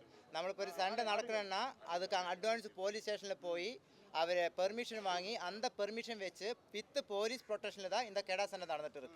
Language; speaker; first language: Tamil; non-native, learner; Malayalam